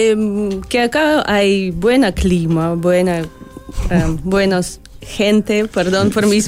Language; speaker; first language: Spanish; non-native, learner; Russian